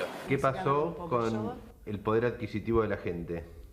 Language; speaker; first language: Spanish; native; Spanish